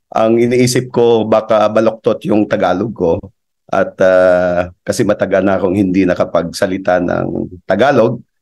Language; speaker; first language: Filipino; non-native, local second language; Cebuano